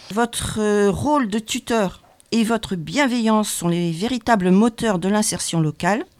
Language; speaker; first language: French; native; French